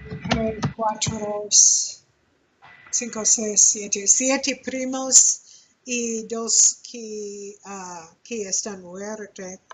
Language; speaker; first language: Spanish; non-native, learner; English